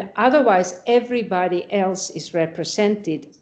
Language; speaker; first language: English; non-native, fluent; Finnish